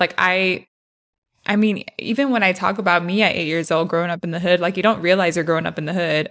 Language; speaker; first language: English; early bilingual, other home language; Spanish